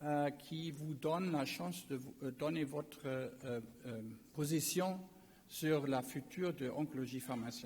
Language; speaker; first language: French; non-native, learner; German